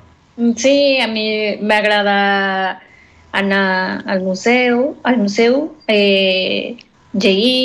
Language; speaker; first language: Catalan; non-native, learner; Spanish